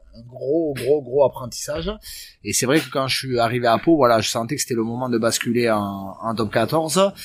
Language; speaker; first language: French; native; French